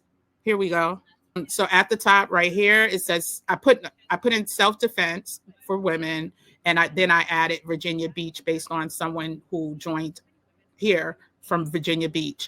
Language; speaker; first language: English; native; English